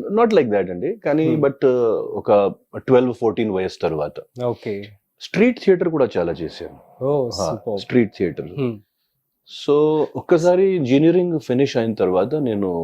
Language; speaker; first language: Telugu; non-native, local second language; Hindi